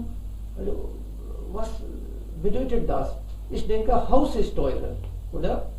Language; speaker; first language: German; non-native, fluent; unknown